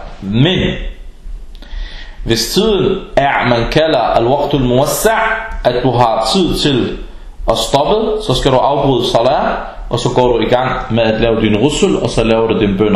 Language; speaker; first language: Danish; early bilingual, other home language; Arabic